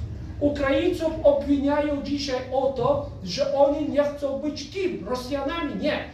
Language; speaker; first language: Polish; non-native, fluent; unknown